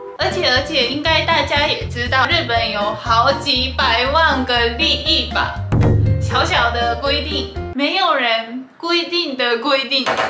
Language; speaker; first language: Chinese; non-native, fluent; Japanese